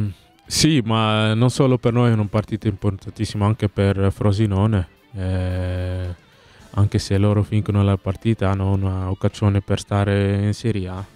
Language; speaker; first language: Italian; non-native, learner; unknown